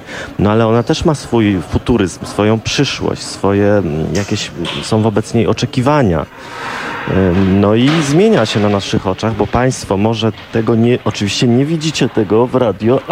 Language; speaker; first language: Polish; native; Polish